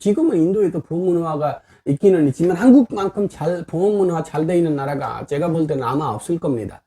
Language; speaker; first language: Korean; non-native, fluent; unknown